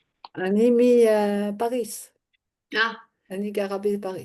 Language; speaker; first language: Hebrew; non-native, learner; French